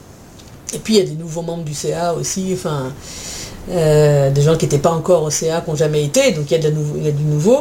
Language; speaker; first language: French; native; French